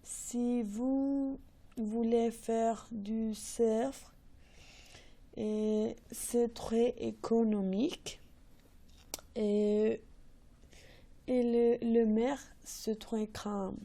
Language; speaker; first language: French; non-native, learner; Spanish